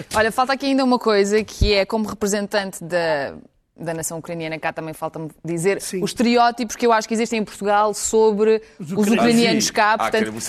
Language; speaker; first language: Portuguese; early bilingual, other home language; Ukrainian